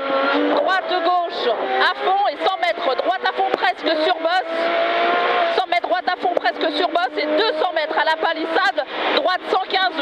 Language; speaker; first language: French; native; French